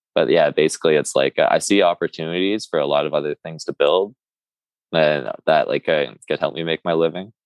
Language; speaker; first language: English; native; English